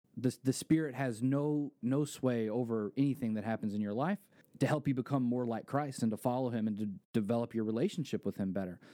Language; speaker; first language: English; native; English